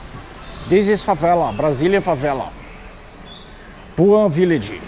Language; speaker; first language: English; non-native, learner; Portuguese